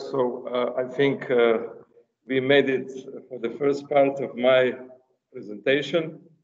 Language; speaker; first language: English; non-native, fluent; Slovenian